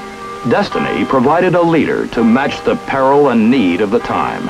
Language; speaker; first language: English; native; English